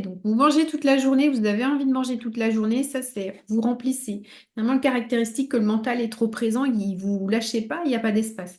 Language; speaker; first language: French; native; French